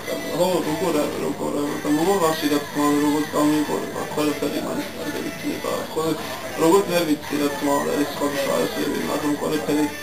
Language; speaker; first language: Georgian; non-native, learner; English